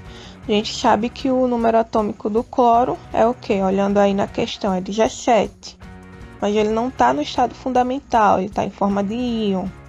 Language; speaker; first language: Portuguese; native; Portuguese